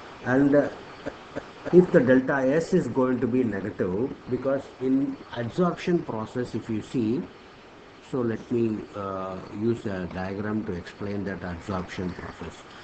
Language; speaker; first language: English; non-native, local second language; Tamil